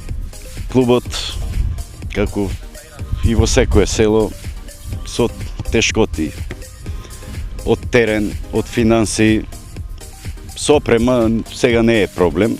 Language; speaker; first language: Macedonian; native; Macedonian